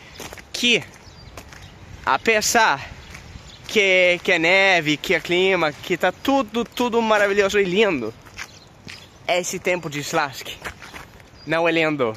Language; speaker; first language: Portuguese; non-native, fluent; Swedish